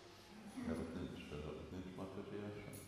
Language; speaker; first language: Hungarian; non-native, fluent; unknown